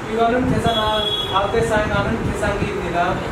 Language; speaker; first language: Korean; non-native, learner; Nepali